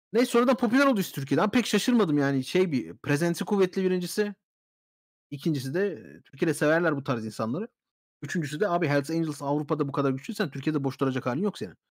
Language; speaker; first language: Turkish; early bilingual, heritage; Turkish